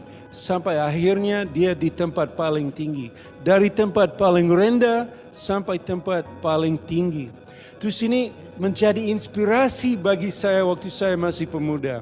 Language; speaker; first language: Indonesian; non-native, learner; English